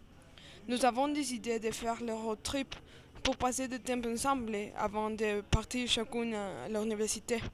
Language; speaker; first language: French; non-native, learner; Spanish